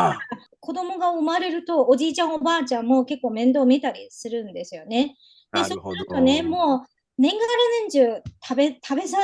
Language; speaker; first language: Japanese; native; Japanese